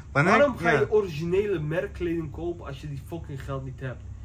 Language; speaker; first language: Dutch; early bilingual, other home language; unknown